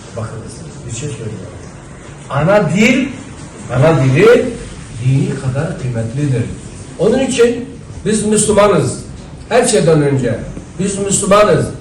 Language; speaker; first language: Turkish; non-native, local second language; Zaza